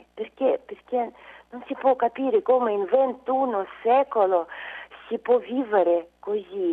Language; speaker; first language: Italian; non-native, learner; Russian